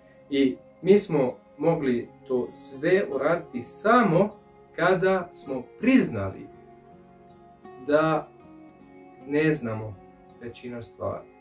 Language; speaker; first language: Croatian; early bilingual, heritage; English